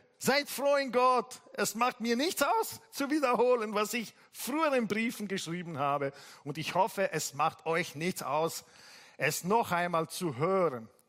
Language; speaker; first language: German; non-native, fluent; Italian